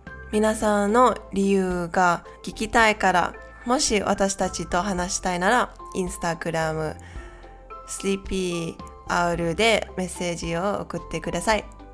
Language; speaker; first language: Japanese; non-native, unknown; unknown